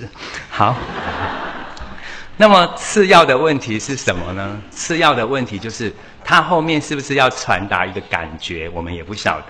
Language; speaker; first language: Chinese; native; Chinese